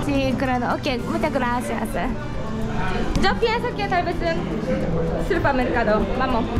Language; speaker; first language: Spanish; non-native, learner; Japanese